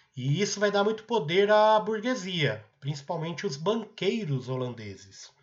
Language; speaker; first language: Portuguese; native; Portuguese